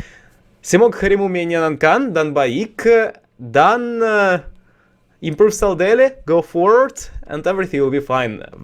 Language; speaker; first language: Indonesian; non-native, learner; English